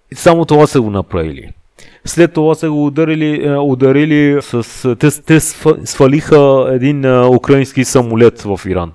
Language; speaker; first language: Bulgarian; non-native, fluent; Persian